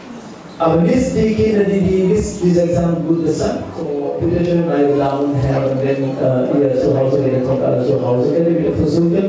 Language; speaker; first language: German; non-native, fluent; Sinhala